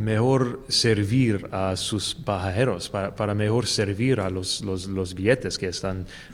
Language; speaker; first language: Spanish; non-native, learner; English